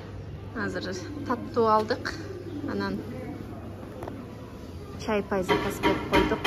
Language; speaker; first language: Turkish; non-native, learner; Kyrgyz